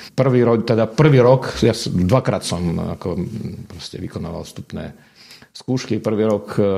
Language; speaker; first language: Slovak; non-native, fluent; Russian